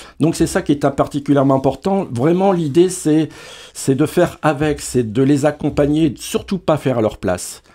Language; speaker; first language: French; native; French